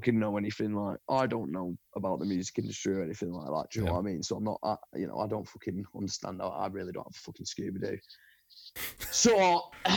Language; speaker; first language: English; native; English